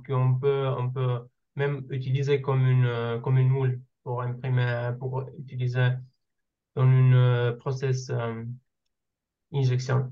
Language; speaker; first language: French; non-native, learner; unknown